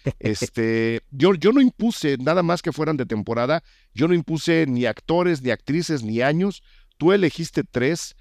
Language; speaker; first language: Spanish; native; Spanish